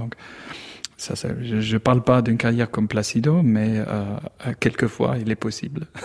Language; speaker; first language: French; non-native, learner; German